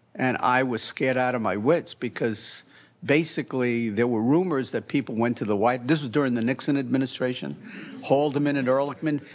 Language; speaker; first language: English; native; English